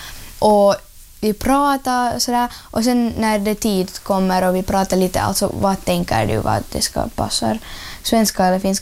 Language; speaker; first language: Swedish; early bilingual, other home language; Russian